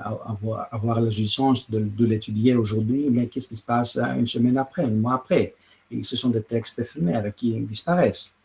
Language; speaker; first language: French; non-native, fluent; Greek